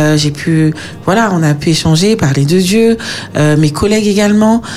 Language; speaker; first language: French; native; French